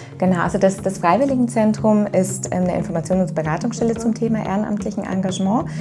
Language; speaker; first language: German; native; German